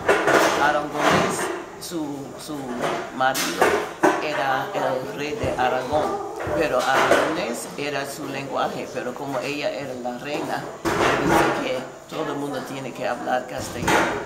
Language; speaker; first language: Spanish; non-native, fluent; English